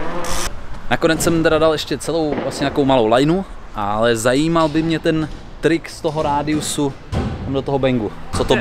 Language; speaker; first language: Czech; native; Czech